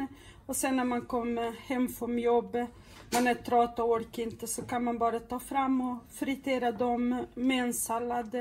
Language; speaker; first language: Swedish; non-native, fluent; Portuguese